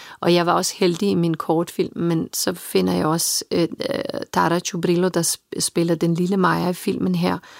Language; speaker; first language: Danish; early bilingual, other home language; Serbian